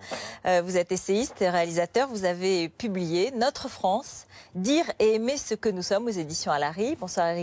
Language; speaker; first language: French; native; French